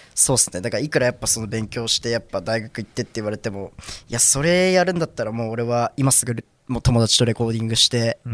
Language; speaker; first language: Japanese; native; Japanese